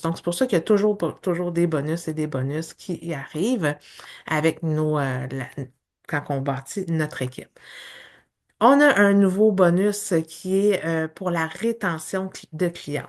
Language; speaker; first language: French; native; French